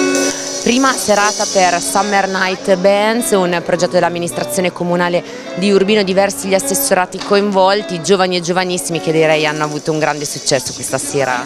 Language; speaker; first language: Italian; native; Italian